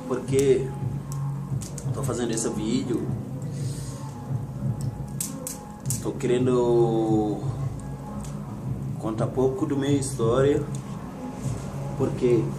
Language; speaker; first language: Portuguese; non-native, learner; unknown